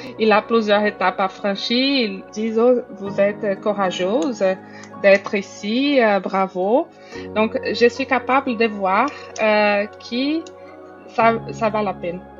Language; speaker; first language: French; non-native, fluent; Portuguese